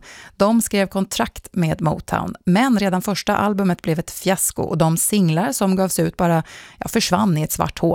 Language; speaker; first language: Swedish; native; Swedish